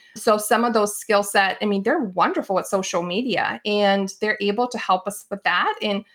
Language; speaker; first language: English; non-native, fluent; Bulgarian